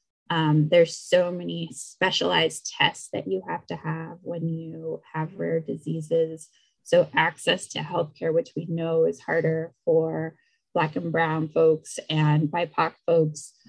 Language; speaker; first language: English; early bilingual, other home language; Spanish